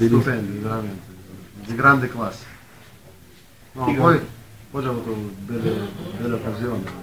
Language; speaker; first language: Italian; non-native, learner; Russian